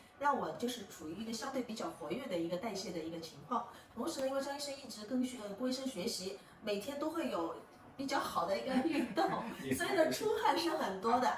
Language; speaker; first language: Chinese; native; Chinese